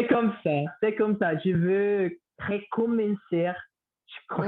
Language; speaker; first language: French; non-native, learner; Spanish